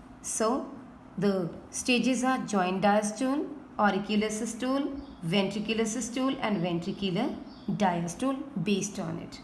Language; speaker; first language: English; non-native, local second language; Hindi